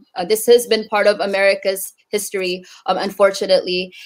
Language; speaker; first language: English; native; English